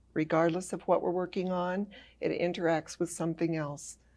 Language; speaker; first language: English; native; English